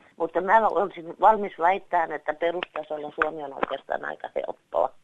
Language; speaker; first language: Finnish; native; Finnish